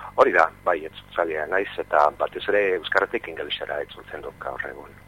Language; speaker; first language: Basque; non-native, fluent; English